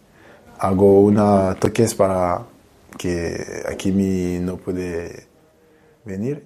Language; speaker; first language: Spanish; non-native, fluent; French